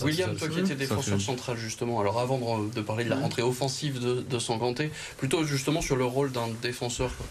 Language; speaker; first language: French; native; French